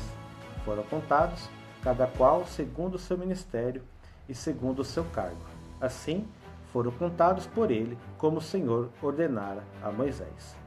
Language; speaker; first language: Portuguese; native; Portuguese